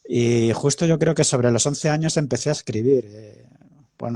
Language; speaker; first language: Spanish; native; Spanish